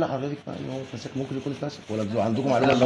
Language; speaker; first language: Arabic; native; Arabic